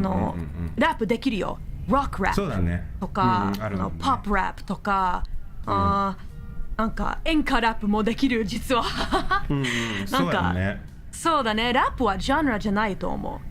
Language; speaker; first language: Japanese; non-native, learner; English